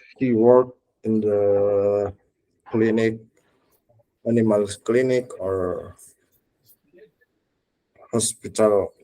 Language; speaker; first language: English; non-native, learner; Indonesian